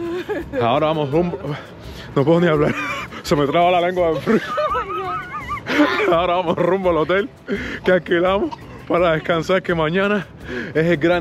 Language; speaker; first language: Spanish; native; Spanish